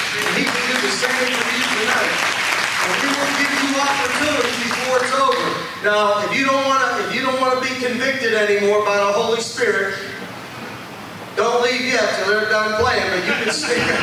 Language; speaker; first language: English; native; English